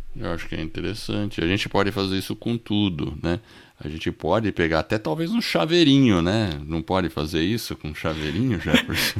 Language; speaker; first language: Portuguese; non-native, fluent; English